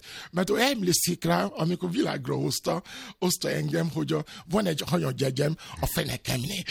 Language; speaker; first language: Hungarian; non-native, learner; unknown